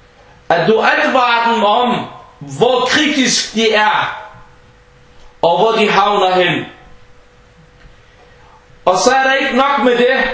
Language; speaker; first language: Danish; early bilingual, other home language; Arabic